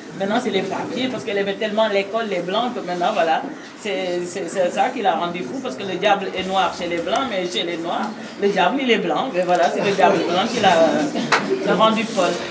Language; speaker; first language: French; non-native, local second language; Wolof